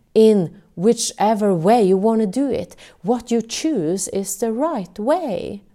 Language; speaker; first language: English; non-native, fluent; Norwegian